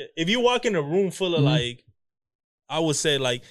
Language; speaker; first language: English; early bilingual, other home language; Spanish